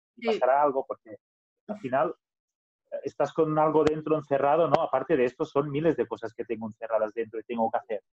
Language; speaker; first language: Spanish; non-native, local second language; Catalan